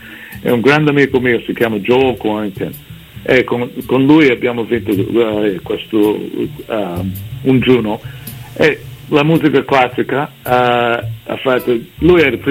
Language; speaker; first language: Italian; early bilingual, heritage; English